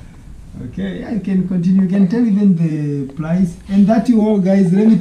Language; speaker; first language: English; non-native, local second language; Swahili